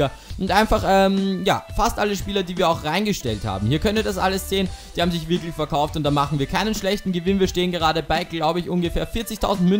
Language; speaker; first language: German; native; German